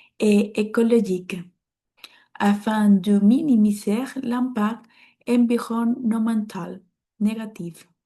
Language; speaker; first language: French; non-native, learner; Spanish